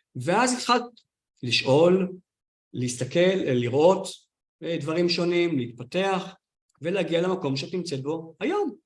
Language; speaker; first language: Hebrew; native; Hebrew